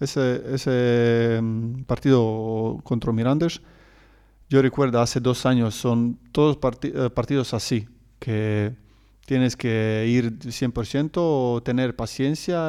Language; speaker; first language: Spanish; non-native, learner; Croatian